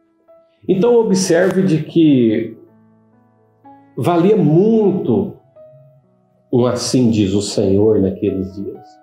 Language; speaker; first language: Portuguese; native; Portuguese